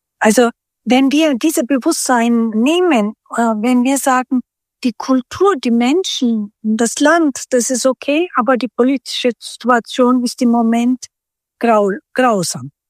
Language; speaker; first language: German; early bilingual, other home language; Turkish